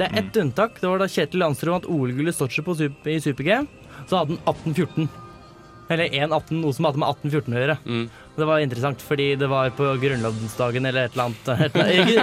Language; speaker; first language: Norwegian; native; Norwegian